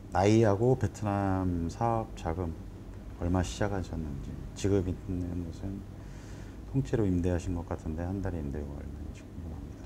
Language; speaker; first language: Korean; native; Korean